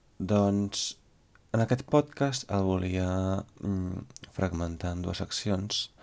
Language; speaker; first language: Catalan; non-native, fluent; Italian